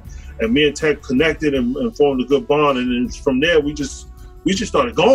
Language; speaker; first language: English; native; English